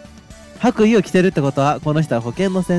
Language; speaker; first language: Japanese; native; Japanese